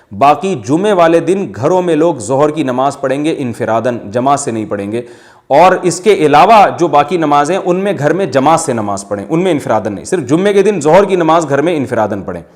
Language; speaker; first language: Urdu; native; Urdu